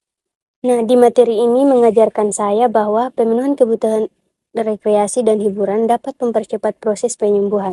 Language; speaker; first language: Indonesian; native; Indonesian